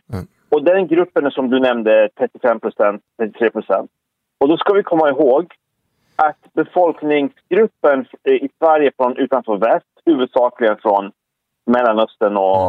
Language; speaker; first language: Swedish; early bilingual, other home language; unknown